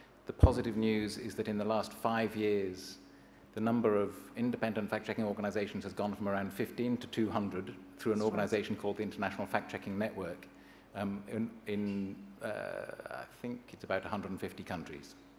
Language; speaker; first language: English; native; English